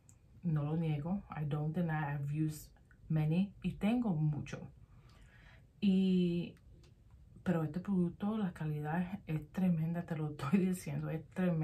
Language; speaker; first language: Spanish; early bilingual, heritage; Spanish